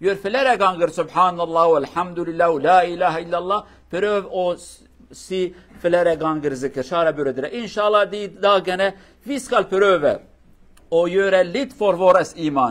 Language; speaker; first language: Swedish; non-native, fluent; Kurdish